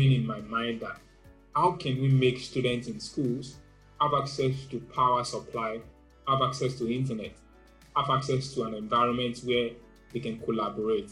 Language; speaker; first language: English; non-native, local second language; Yoruba